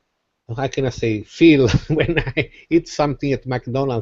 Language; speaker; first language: English; non-native, learner; Italian